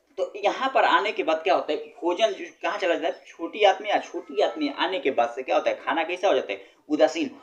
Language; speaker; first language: Hindi; native; Hindi